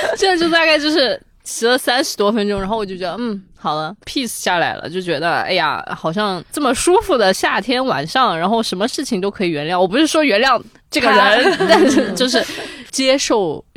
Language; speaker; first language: Chinese; native; Chinese